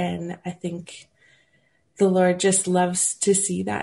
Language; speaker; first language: English; native; English